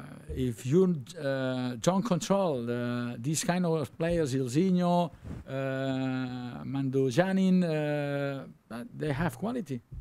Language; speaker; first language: English; non-native, learner; Spanish